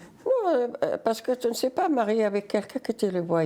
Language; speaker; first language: French; non-native, learner; Riffian